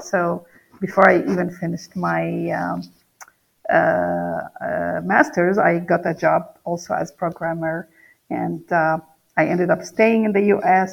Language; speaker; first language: English; non-native, fluent; Arabic